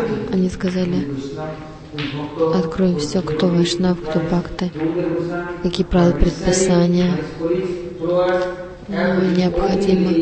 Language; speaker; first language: Russian; non-native, learner; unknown